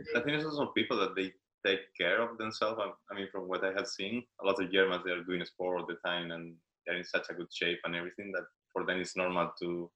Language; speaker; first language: English; non-native, fluent; Spanish